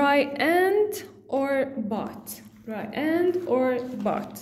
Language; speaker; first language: English; non-native, fluent; Arabic